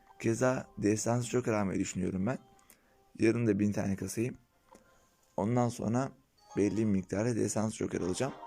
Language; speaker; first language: Turkish; native; Turkish